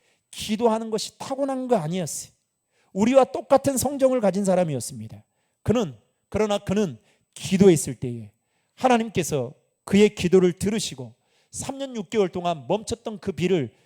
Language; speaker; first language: Korean; native; Korean